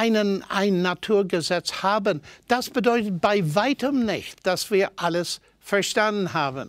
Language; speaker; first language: German; non-native, fluent; English